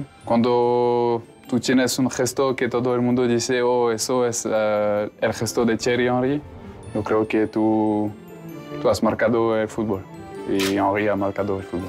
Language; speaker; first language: Spanish; non-native, fluent; French